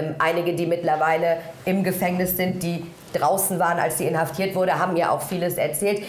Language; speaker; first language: German; early bilingual, other home language; Persian